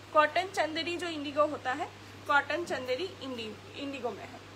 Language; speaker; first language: Hindi; non-native, local second language; Bangla